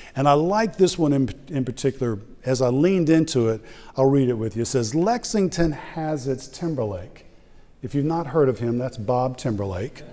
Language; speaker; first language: English; native; English